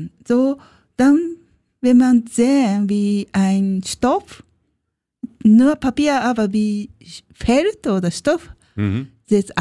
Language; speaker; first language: German; non-native, learner; Japanese